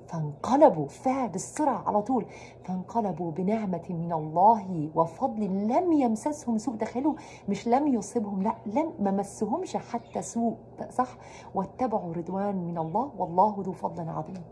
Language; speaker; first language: Arabic; native; Arabic